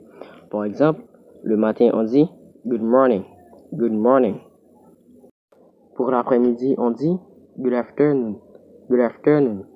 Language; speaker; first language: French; non-native, local second language; Haitian Creole